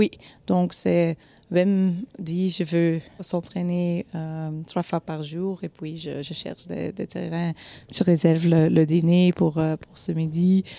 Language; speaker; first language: French; non-native, local second language; Dutch